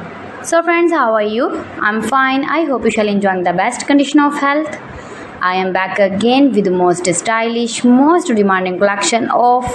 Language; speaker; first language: English; non-native, learner; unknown